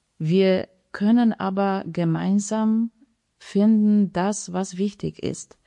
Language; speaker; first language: German; non-native, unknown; Polish